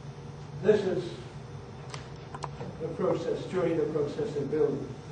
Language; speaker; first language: English; native; English